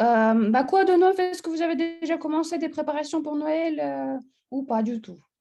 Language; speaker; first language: French; non-native, fluent; Russian